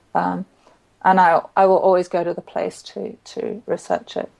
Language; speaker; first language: English; native; English